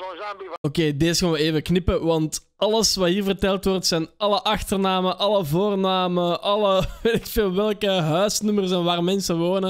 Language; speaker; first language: Dutch; native; Dutch